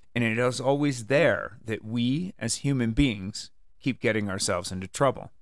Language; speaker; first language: English; native; English